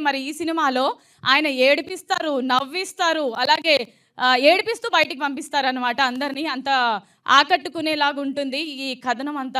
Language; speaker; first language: Telugu; native; Telugu